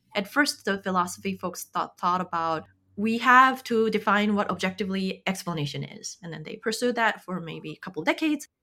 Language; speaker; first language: English; non-native, fluent; Korean